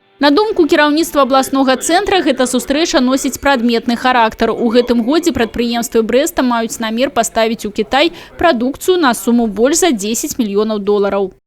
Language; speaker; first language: Belarusian; native; Belarusian